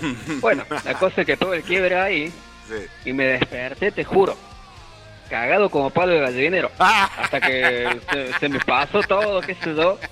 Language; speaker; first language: Spanish; native; Spanish